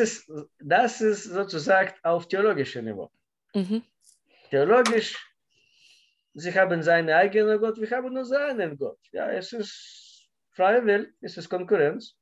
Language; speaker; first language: German; non-native, learner; Russian